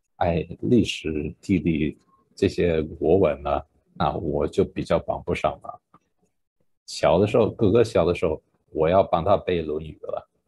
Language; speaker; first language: Chinese; non-native, fluent; English